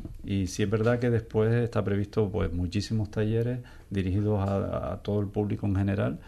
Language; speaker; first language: Spanish; native; Spanish